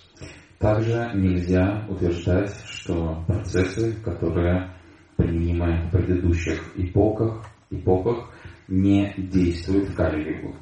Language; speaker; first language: Russian; native; Russian